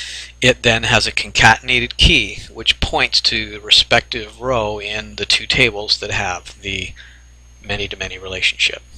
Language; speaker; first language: English; native; English